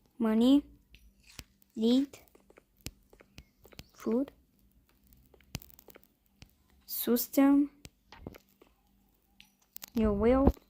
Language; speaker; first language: English; non-native, learner; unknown